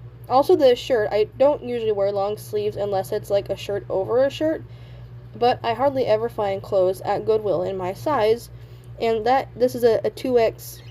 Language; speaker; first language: English; native; English